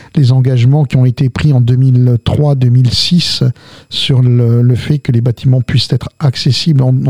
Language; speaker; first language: French; early bilingual, other home language; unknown